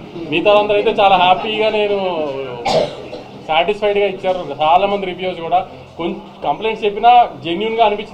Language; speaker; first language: Telugu; native; Telugu